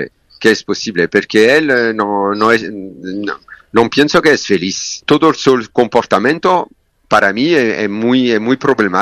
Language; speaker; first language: Spanish; non-native, learner; French